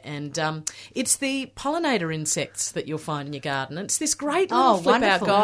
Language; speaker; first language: English; native; English